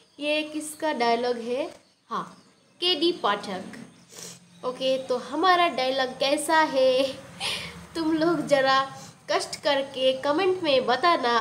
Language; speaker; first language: Hindi; non-native, local second language; Bangla